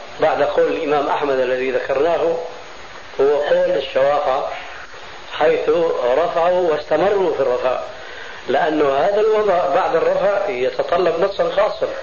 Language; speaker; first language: Arabic; early bilingual, other home language; Albanian